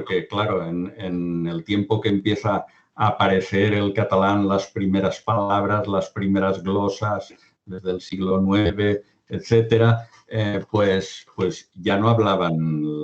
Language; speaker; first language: Spanish; non-native, local second language; Catalan